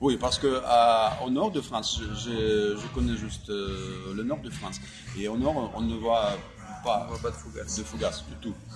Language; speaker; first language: French; non-native, fluent; Russian